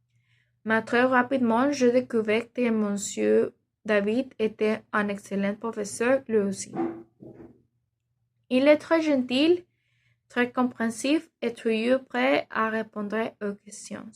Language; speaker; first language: French; non-native, learner; Spanish